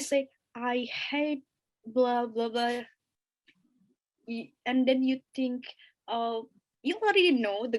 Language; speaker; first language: English; non-native, fluent; Indonesian